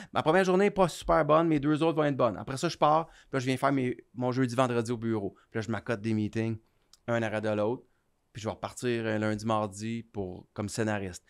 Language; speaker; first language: French; native; French